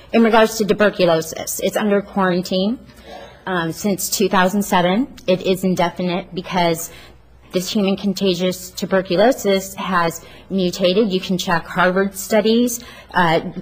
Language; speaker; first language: English; native; English